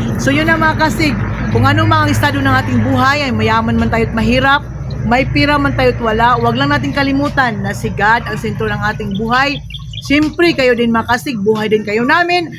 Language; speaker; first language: Filipino; non-native, local second language; Cebuano